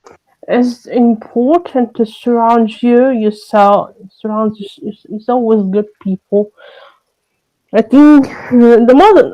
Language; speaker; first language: English; non-native, learner; French